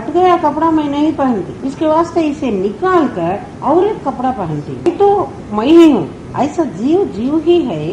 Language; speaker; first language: Hindi; non-native, local second language; Telugu